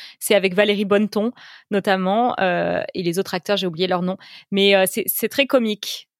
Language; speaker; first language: French; native; French